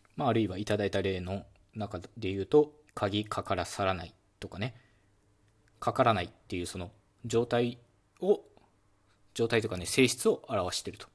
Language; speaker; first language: Japanese; native; Japanese